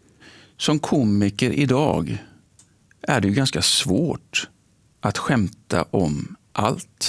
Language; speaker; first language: Swedish; native; Swedish